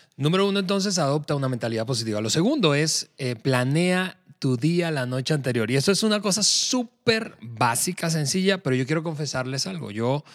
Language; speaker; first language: Spanish; native; Spanish